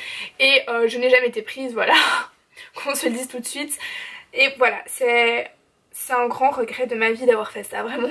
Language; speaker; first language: French; native; French